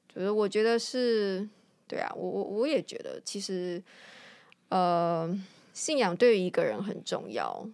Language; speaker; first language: Chinese; native; Chinese